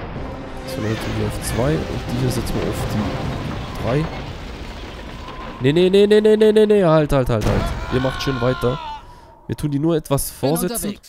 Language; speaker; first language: German; native; German